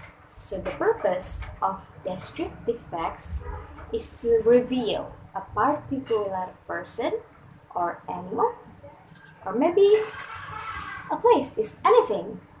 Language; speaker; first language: English; non-native, fluent; Indonesian